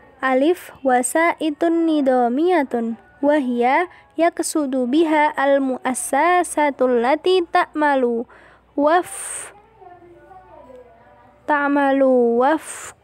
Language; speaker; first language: Arabic; non-native, learner; Indonesian